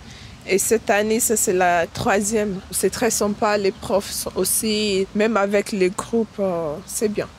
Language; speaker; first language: French; non-native, learner; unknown